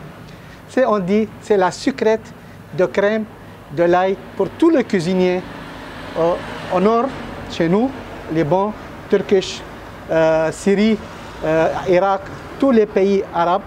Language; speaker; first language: French; non-native, learner; Arabic